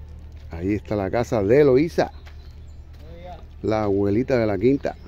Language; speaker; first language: Spanish; native; Spanish